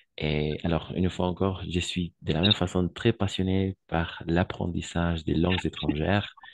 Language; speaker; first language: French; non-native, fluent; Spanish